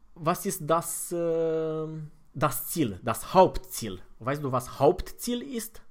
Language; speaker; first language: German; non-native, fluent; Romanian